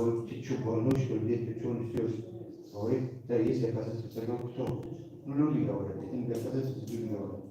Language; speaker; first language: Russian; non-native, local second language; Tajik